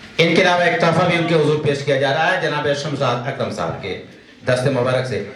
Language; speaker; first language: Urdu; native; Urdu